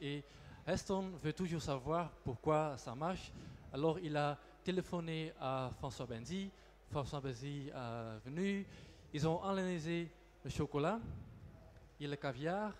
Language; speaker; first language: French; non-native, local second language; Dutch